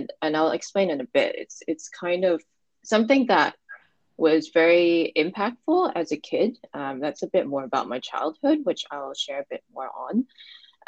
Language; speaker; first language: English; non-native, local second language; Cantonese